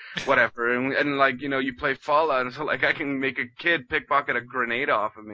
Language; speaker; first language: English; non-native, fluent; Spanish